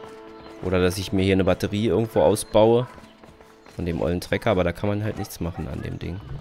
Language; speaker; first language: German; native; German